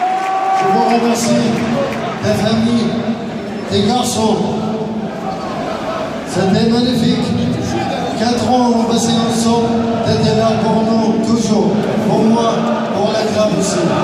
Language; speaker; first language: French; non-native, learner; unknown